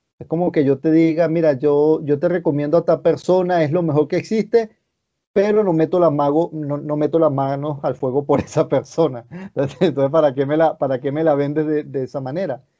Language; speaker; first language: Spanish; native; Spanish